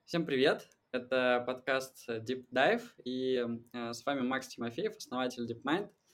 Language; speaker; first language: Russian; native; Russian